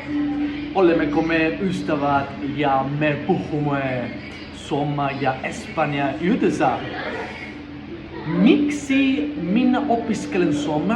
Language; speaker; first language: Finnish; non-native, learner; Spanish